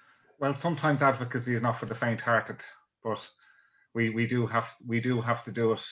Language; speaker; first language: English; native; English